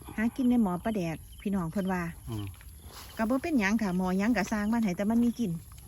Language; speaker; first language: Thai; native; Thai